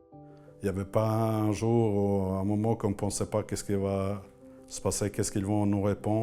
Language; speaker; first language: French; non-native, fluent; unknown